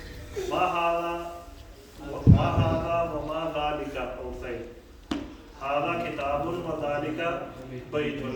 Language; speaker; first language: Arabic; non-native, fluent; Urdu